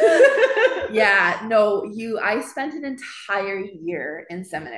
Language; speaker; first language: English; native; English